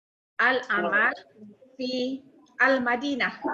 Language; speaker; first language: Arabic; non-native, learner; Malay